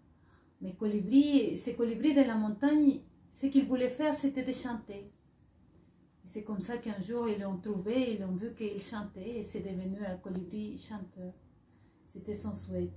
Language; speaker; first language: French; non-native, fluent; Spanish